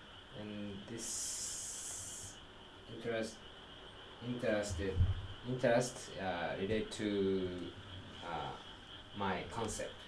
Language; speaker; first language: English; non-native, learner; Japanese